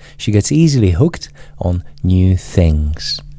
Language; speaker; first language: English; non-native, fluent; Slovak